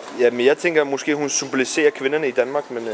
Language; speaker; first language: Danish; non-native, fluent; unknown